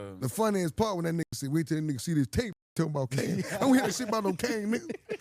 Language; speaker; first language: English; native; English